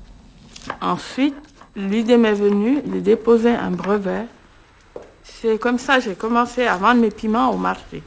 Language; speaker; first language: French; non-native, local second language; Lingala